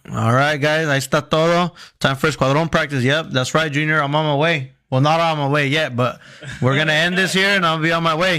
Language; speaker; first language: English; early bilingual, other home language; Spanish